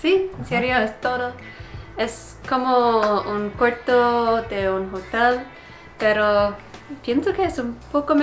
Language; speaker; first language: Spanish; non-native, learner; English